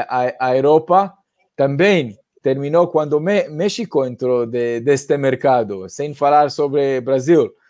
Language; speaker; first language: Portuguese; non-native, fluent; Hebrew